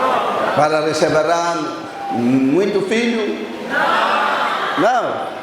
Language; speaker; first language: Portuguese; non-native, learner; Lingala